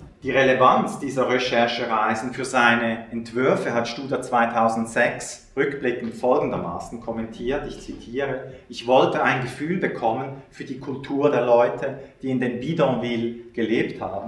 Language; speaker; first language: German; native; German